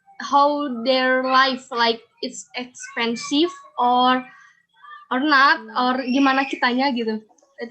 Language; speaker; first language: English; non-native, learner; Indonesian